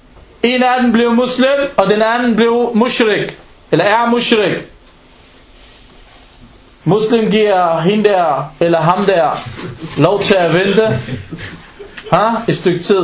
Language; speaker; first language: Danish; non-native, local second language; Arabic